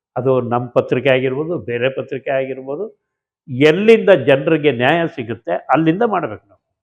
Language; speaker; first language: Kannada; native; Kannada